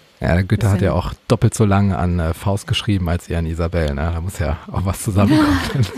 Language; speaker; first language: German; native; German